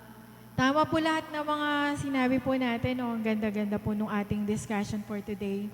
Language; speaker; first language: Filipino; native; Filipino